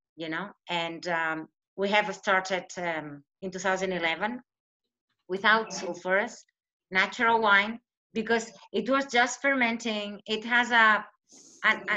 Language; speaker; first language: English; non-native, fluent; Spanish